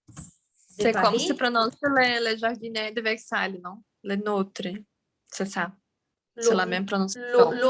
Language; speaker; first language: French; non-native, learner; Portuguese